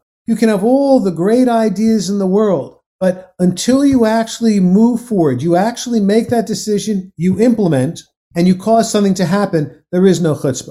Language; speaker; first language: English; native; English